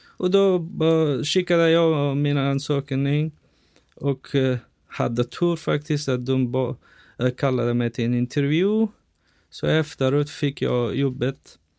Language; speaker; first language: Swedish; non-native, fluent; Persian